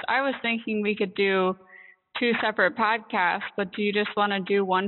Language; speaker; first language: English; native; English